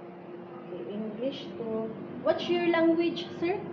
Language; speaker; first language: English; non-native, learner; Filipino